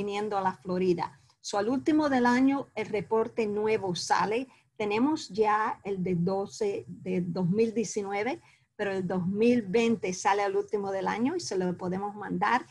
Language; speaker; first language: Spanish; early bilingual, heritage; Spanish